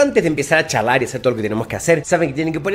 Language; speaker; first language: Spanish; native; Spanish